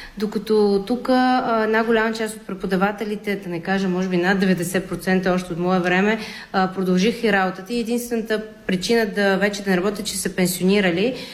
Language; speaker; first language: Bulgarian; early bilingual, other home language; Armenian